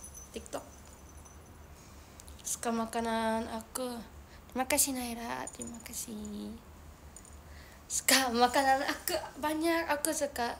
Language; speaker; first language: Indonesian; non-native, learner; Japanese